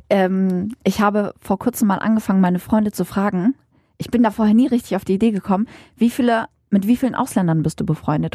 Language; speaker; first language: German; early bilingual, other home language; Arabic